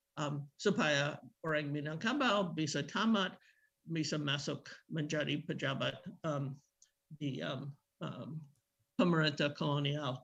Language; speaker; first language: Indonesian; non-native, fluent; English